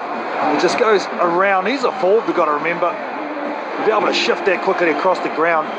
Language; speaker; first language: English; native; English